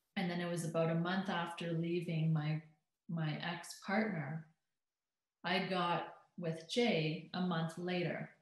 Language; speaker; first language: English; native; English